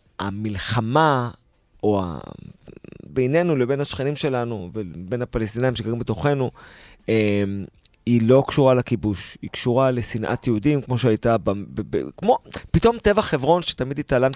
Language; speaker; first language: Hebrew; native; Hebrew